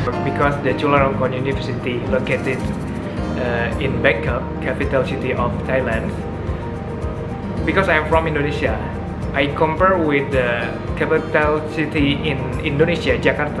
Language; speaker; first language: English; non-native, fluent; Indonesian